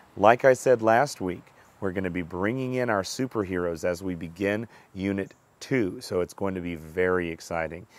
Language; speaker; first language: English; native; English